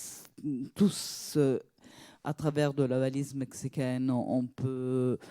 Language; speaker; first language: French; non-native, fluent; Italian